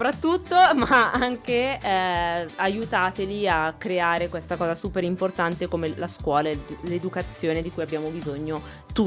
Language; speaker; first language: Italian; native; Italian